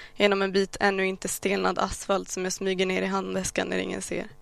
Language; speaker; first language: Swedish; early bilingual, other home language; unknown